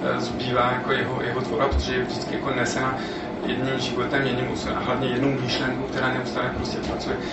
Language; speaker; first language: Czech; non-native, fluent; French